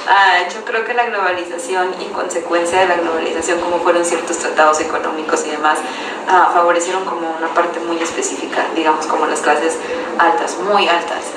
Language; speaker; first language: Spanish; native; Spanish